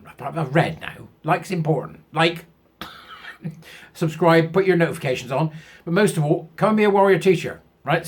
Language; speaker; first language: English; native; English